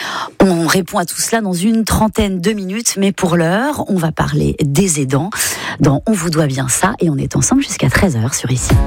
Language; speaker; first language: French; native; French